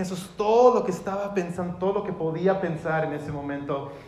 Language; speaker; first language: Spanish; early bilingual, heritage; Spanish